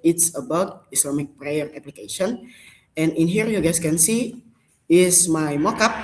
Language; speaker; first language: English; non-native, learner; Indonesian